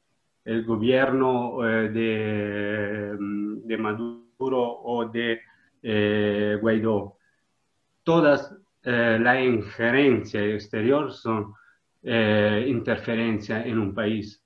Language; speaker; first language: Spanish; non-native, learner; Italian